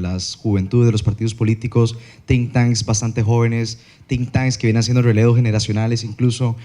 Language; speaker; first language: Spanish; native; Spanish